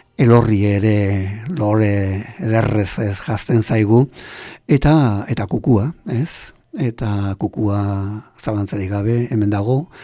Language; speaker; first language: Basque; native; Basque